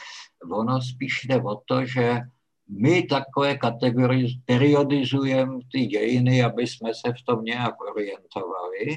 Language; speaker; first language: Czech; native; Czech